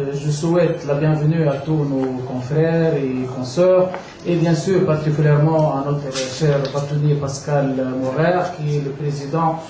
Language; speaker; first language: French; non-native, local second language; Arabic